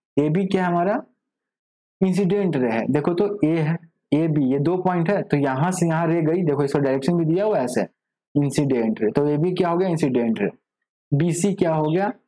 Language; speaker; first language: Hindi; native; Hindi